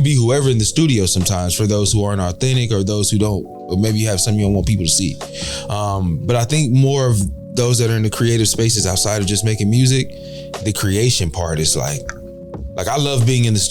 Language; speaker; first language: English; native; English